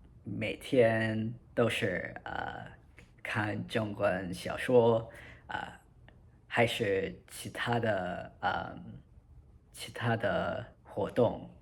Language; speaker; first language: Chinese; non-native, learner; English